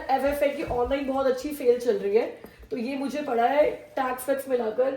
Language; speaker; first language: Hindi; native; Hindi